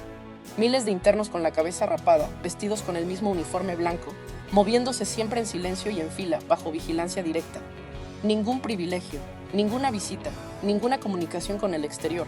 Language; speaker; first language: Spanish; native; Spanish